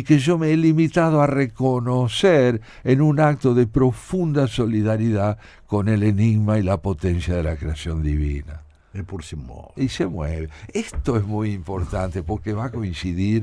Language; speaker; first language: Spanish; native; Spanish